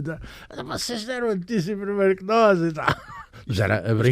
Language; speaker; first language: Portuguese; native; Portuguese